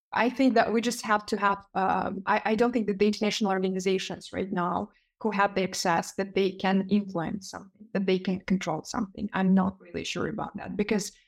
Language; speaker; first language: English; non-native, fluent; Ukrainian